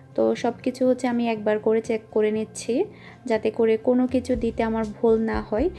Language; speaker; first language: Bangla; non-native, local second language; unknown